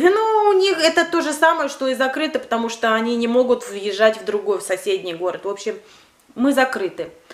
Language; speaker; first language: Russian; native; Russian